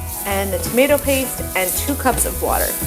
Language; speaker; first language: English; native; English